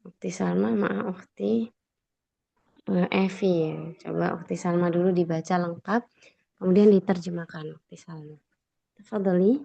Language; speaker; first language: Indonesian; native; Indonesian